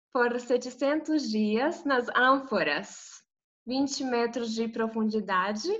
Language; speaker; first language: Portuguese; non-native, fluent; Croatian